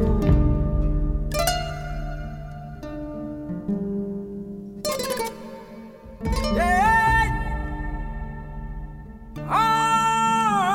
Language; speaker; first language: English; non-native, local second language; Zulu